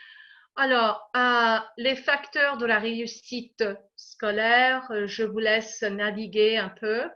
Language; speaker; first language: French; non-native, fluent; English